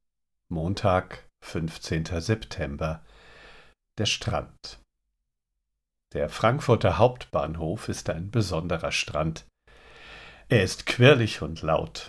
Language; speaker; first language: German; native; German